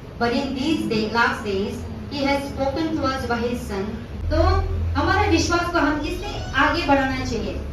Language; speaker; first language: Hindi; non-native, local second language; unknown